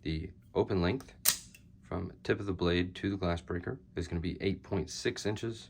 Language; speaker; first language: English; native; English